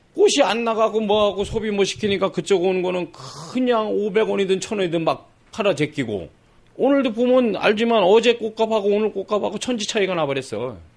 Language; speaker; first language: Korean; native; Korean